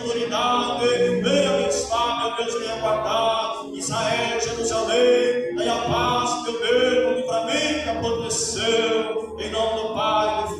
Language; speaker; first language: Portuguese; native; Portuguese